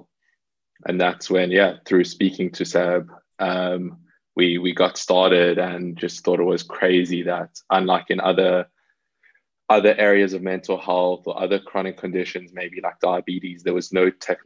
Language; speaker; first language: English; native; English